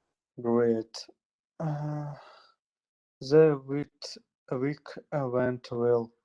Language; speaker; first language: English; non-native, learner; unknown